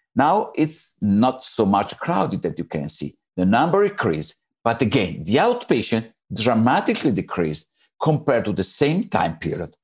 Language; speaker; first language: English; non-native, fluent; Italian